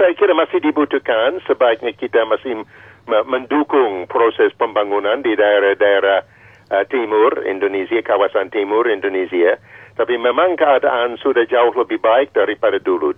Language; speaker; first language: Indonesian; non-native, fluent; English